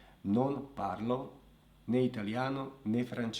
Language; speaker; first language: Italian; non-native, fluent; Slovak